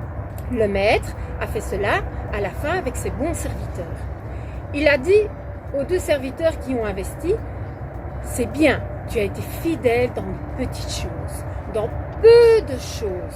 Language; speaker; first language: French; native; French